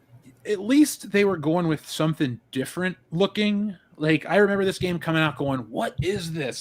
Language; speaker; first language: English; native; English